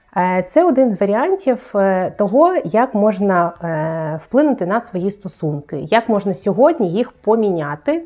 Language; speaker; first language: Ukrainian; native; Ukrainian